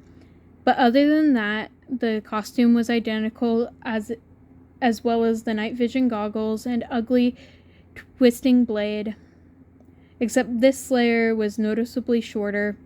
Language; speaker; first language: English; native; English